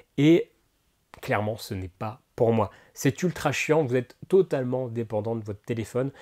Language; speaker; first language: French; native; French